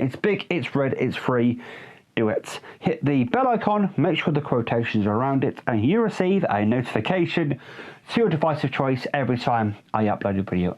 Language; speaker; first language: English; native; English